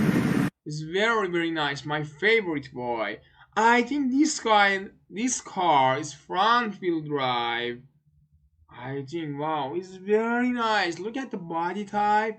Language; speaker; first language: English; non-native, learner; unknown